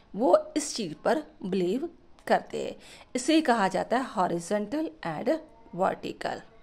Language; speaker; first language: Hindi; non-native, local second language; Punjabi